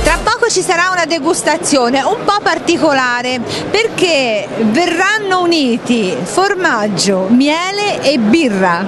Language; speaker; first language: Italian; native; Italian